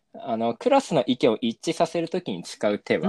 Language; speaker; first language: Japanese; native; Japanese